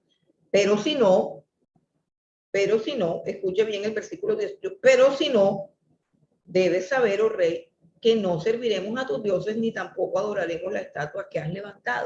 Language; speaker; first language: Spanish; native; Spanish